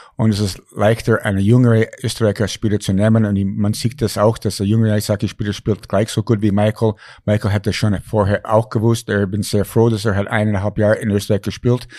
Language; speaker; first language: German; non-native, fluent; English